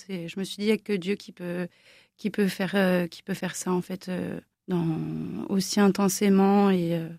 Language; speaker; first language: French; native; French